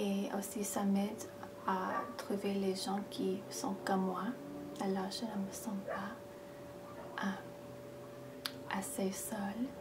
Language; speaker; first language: French; non-native, fluent; English